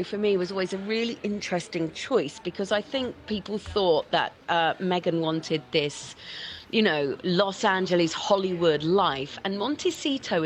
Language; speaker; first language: English; native; English